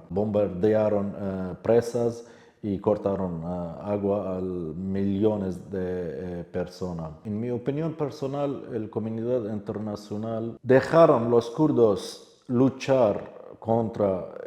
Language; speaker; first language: Spanish; non-native, fluent; Kurdish